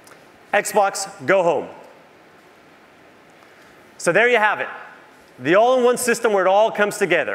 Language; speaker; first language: English; native; English